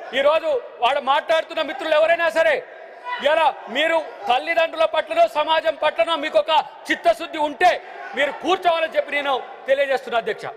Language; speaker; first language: Telugu; native; Telugu